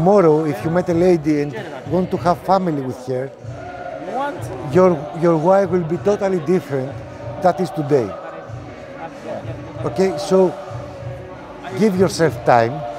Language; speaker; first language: English; non-native, fluent; Greek